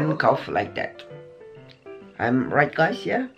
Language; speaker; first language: English; non-native, learner; Turkish